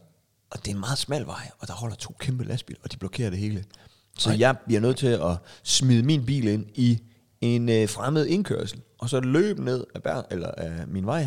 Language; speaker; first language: Danish; native; Danish